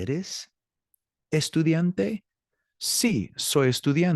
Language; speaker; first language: Spanish; non-native, fluent; English